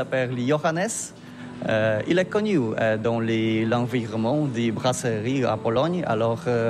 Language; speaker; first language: French; non-native, learner; Polish